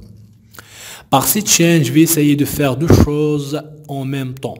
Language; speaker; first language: French; non-native, local second language; Arabic